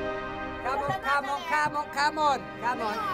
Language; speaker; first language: English; non-native, learner; Catalan